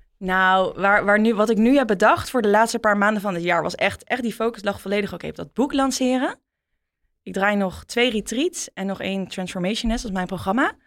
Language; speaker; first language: Dutch; native; Dutch